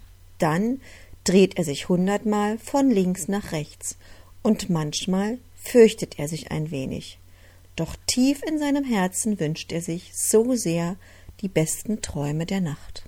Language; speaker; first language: German; native; German